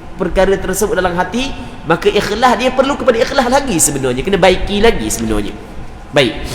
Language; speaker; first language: Malay; native; Malay